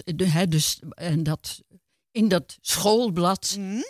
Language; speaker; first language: Dutch; native; Dutch